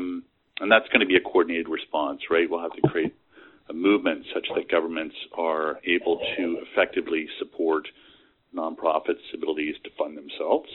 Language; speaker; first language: English; native; English